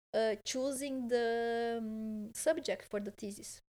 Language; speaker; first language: English; non-native, fluent; Portuguese